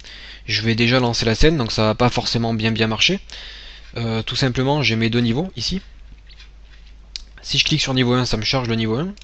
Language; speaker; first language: French; native; French